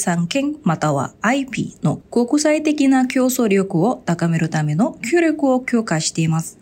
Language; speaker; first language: Japanese; non-native, fluent; Indonesian